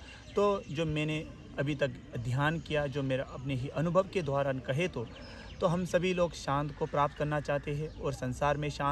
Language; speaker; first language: Hindi; non-native, local second language; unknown